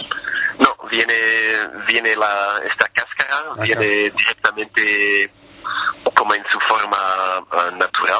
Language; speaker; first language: Spanish; non-native, fluent; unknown